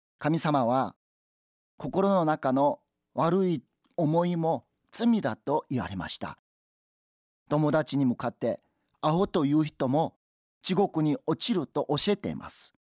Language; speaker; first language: Japanese; non-native, fluent; Korean